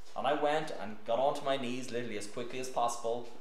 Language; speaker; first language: English; native; English